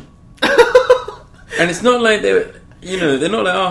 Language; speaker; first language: English; native; English